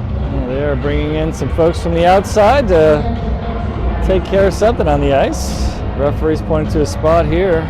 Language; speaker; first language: English; native; English